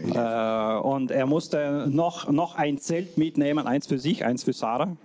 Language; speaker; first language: German; non-native, fluent; Russian